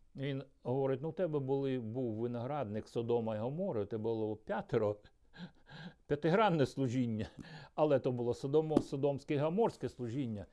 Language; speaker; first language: Ukrainian; early bilingual, other home language; Russian